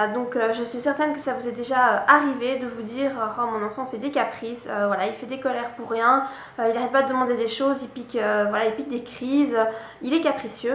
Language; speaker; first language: French; native; French